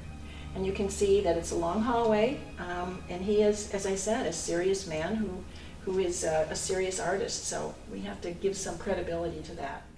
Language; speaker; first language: English; native; English